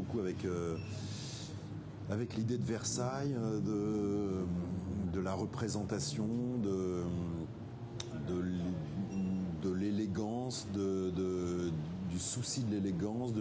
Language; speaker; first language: French; native; French